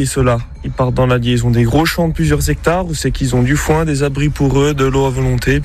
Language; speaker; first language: French; native; French